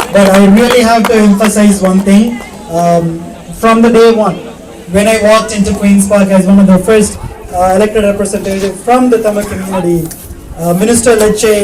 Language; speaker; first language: English; non-native, local second language; Tamil